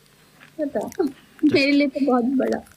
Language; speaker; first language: Hindi; non-native, learner; Bangla